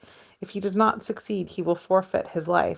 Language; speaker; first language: English; native; English